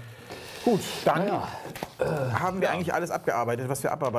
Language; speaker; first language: German; native; German